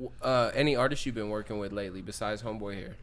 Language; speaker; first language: English; native; English